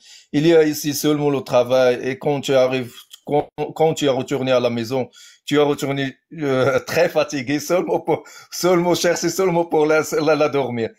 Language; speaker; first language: French; non-native, learner; Arabic